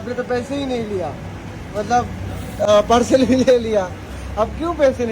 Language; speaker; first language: Hindi; non-native, fluent; Bangla